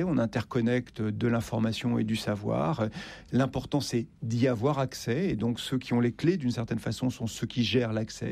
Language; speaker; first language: French; native; French